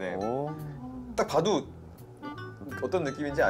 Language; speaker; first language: Korean; native; Korean